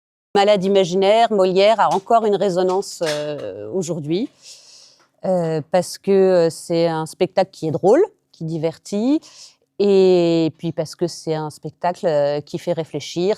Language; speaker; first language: French; native; French